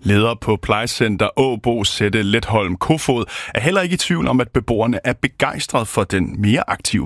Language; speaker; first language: Danish; native; Danish